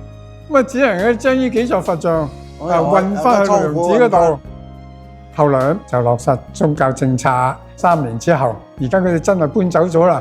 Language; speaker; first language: Cantonese; native; Cantonese